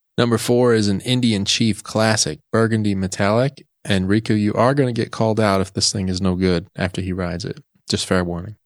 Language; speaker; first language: English; native; English